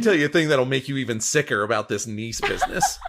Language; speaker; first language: English; native; English